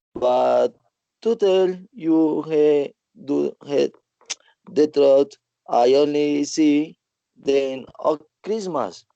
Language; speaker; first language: English; non-native, learner; Spanish